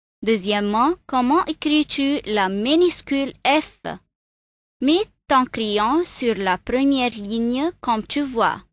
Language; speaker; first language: French; non-native, fluent; Arabic